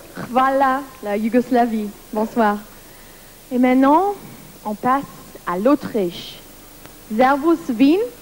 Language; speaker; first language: French; non-native, local second language; Luxembourgish